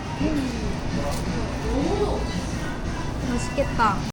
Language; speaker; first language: Korean; non-native, learner; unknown